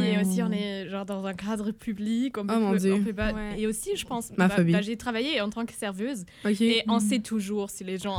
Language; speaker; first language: French; non-native, fluent; German